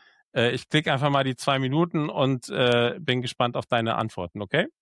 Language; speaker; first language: German; native; German